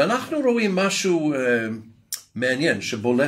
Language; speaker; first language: Hebrew; non-native, fluent; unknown